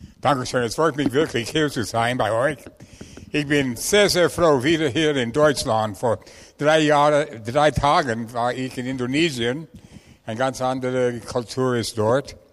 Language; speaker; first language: German; non-native, learner; English